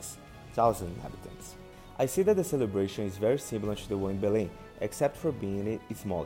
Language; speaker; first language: English; non-native, fluent; Portuguese